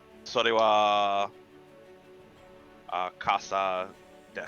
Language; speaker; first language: Japanese; non-native, learner; English